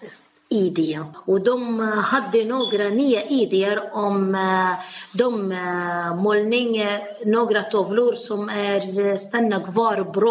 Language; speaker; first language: Swedish; non-native, learner; Arabic